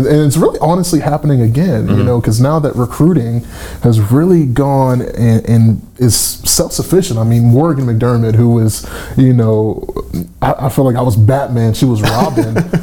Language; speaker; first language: English; native; English